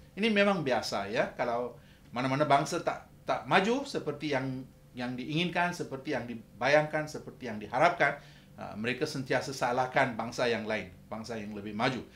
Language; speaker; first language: Malay; non-native, local second language; Tamil